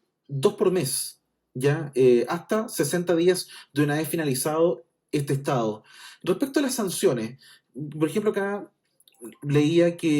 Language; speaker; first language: Spanish; native; Spanish